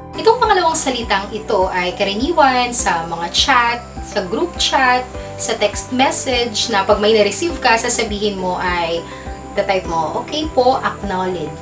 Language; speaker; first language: Filipino; native; Filipino